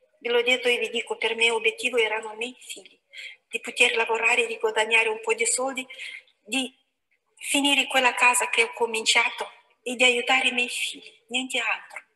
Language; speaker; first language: Italian; non-native, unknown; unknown